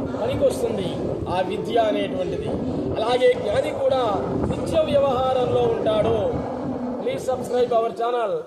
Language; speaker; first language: Telugu; native; Telugu